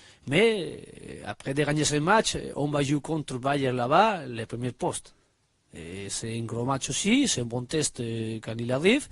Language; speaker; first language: French; non-native, learner; Spanish